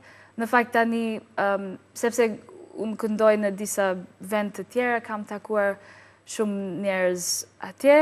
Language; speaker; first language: Albanian; non-native, learner; English